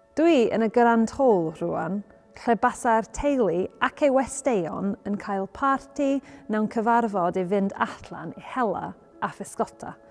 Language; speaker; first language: Welsh; non-native, learner; English